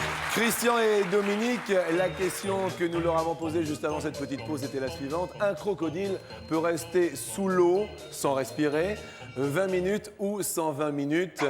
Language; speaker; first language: French; native; French